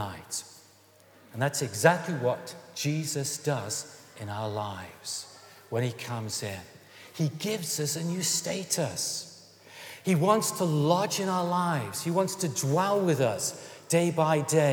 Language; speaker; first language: English; native; English